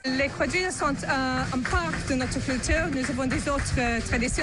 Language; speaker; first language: French; non-native, learner; English